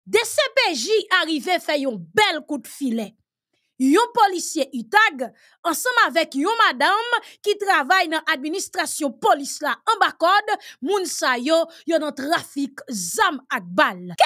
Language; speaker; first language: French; non-native, local second language; Haitian Creole